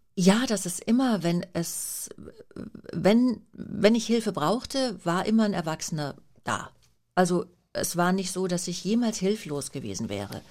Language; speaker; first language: German; native; German